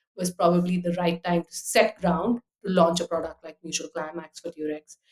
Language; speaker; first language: English; non-native, fluent; Hindi